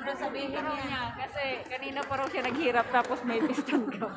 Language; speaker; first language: Filipino; non-native, local second language; Cebuano